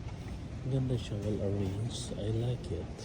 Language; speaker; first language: English; non-native, local second language; Filipino